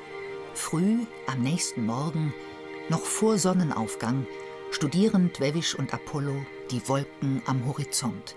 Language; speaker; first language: German; native; German